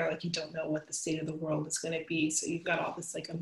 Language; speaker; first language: English; native; English